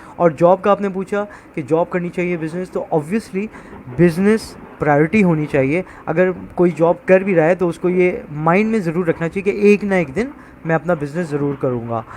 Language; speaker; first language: Urdu; native; Urdu